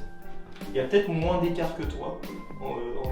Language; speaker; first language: French; native; French